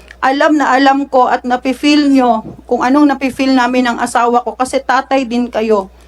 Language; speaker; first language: Filipino; non-native, local second language; Cebuano